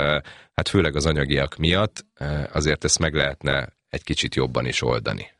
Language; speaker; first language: Hungarian; native; Hungarian